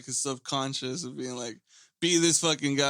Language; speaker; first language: English; native; English